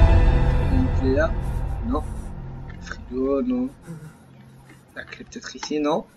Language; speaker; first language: French; native; French